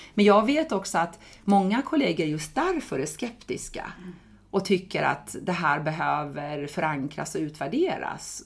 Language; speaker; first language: Swedish; non-native, fluent; Persian